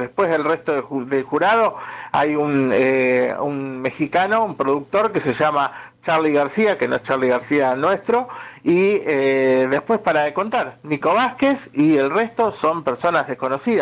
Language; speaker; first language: Spanish; native; Spanish